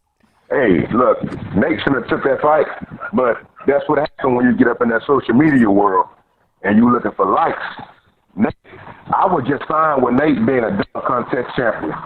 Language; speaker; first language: English; native; English